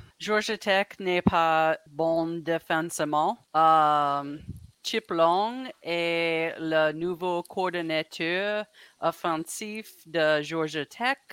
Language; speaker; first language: French; non-native, learner; English